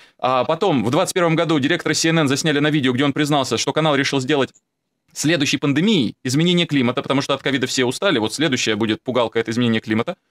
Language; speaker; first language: Russian; native; Russian